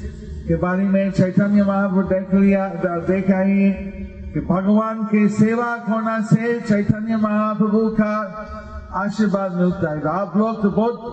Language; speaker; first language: Hindi; non-native, learner; English